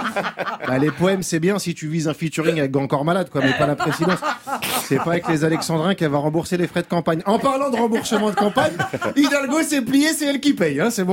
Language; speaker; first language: French; native; French